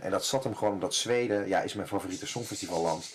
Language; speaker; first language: Dutch; native; Dutch